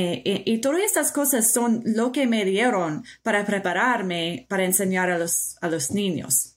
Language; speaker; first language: Spanish; non-native, fluent; English